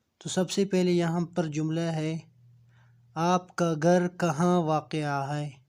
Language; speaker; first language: Urdu; non-native, local second language; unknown